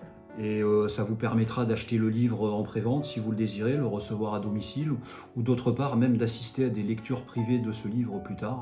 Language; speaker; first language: French; native; French